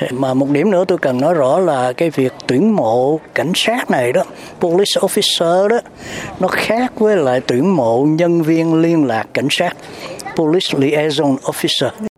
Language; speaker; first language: Vietnamese; native; Vietnamese